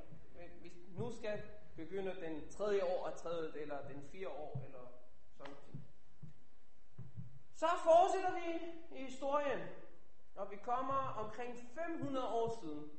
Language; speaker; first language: Danish; non-native, fluent; Hebrew